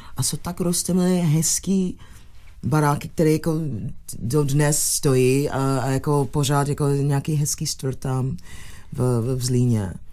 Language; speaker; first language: Czech; non-native, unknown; English